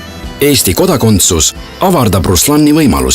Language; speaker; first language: Estonian; native; Estonian